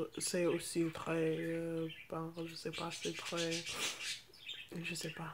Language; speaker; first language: French; non-native, fluent; English